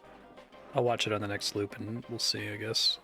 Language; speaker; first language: English; native; English